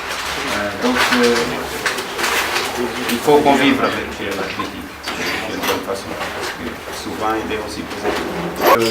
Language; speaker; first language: French; non-native, fluent; Portuguese